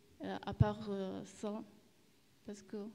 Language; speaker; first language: French; early bilingual, other home language; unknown